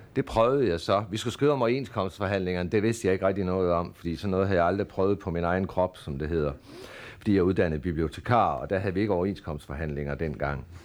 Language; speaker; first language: Danish; native; Danish